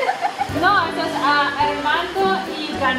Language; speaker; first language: Spanish; non-native, learner; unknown